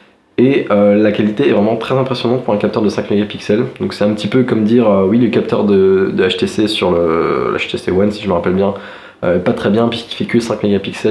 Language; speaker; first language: French; native; French